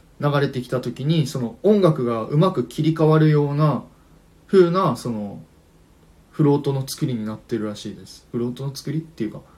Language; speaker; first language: Japanese; native; Japanese